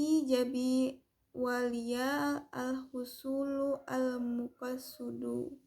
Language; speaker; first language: Arabic; non-native, learner; Indonesian